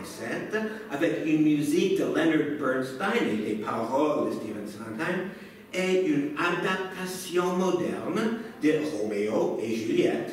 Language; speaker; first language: French; non-native, fluent; English